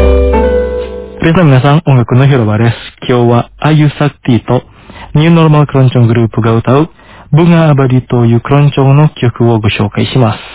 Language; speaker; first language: Japanese; non-native, fluent; Indonesian